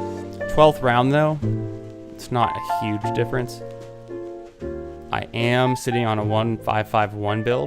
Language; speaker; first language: English; native; English